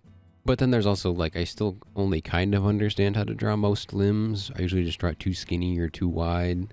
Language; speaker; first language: English; native; English